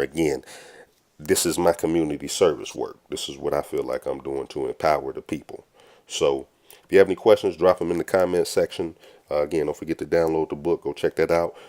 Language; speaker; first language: English; native; English